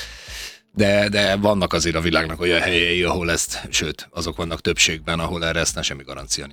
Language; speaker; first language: Hungarian; native; Hungarian